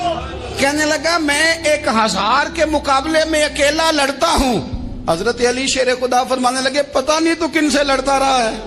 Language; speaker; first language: Urdu; native; Urdu